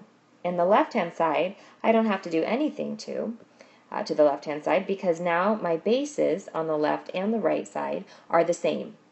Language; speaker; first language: English; native; English